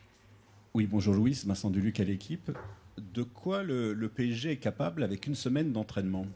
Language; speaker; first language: French; native; French